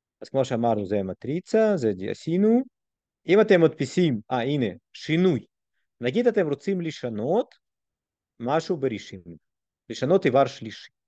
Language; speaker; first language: Hebrew; non-native, fluent; Russian